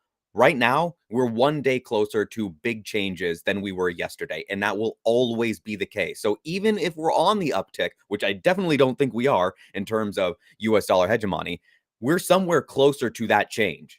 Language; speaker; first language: English; native; English